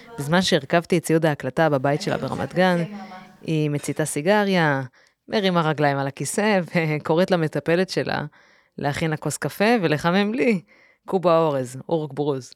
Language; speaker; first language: Hebrew; native; Hebrew